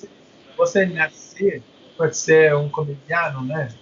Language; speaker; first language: Portuguese; non-native, learner; English